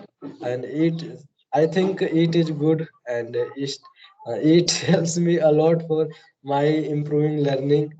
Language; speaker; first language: English; non-native, learner; Hindi